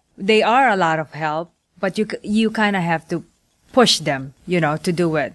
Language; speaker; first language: English; non-native, local second language; Pampanga